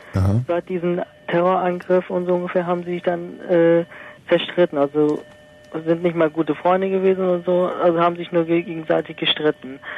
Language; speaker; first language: German; early bilingual, other home language; Turkish